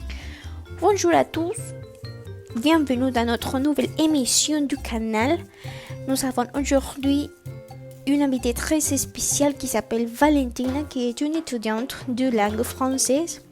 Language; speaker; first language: French; non-native, learner; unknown